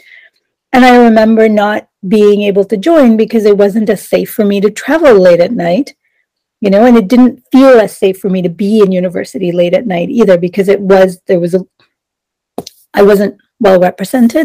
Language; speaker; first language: English; non-native, local second language; Sinhala